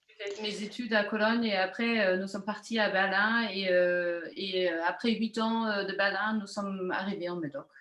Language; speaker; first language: French; non-native, fluent; German